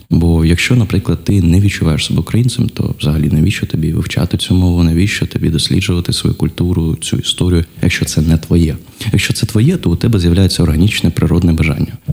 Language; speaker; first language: Ukrainian; non-native, local second language; Russian